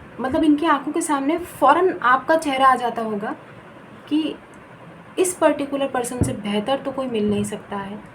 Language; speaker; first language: Hindi; non-native, local second language; Bangla